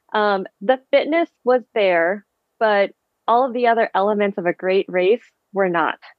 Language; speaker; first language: English; early bilingual, other home language; Vietnamese